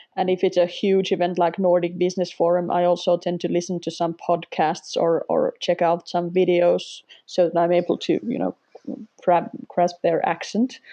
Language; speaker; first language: English; non-native, fluent; Finnish